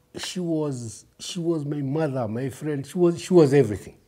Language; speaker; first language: English; early bilingual, other home language; Kikuyu